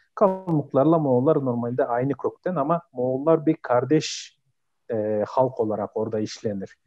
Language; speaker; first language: Turkish; non-native, fluent; Kyrgyz